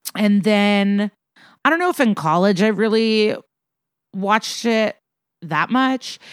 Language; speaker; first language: English; early bilingual, other home language; Russian